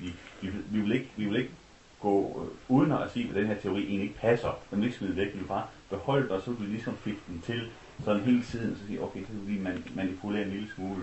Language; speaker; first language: Danish; native; Danish